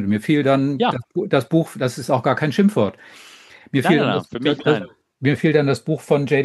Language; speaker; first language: German; native; German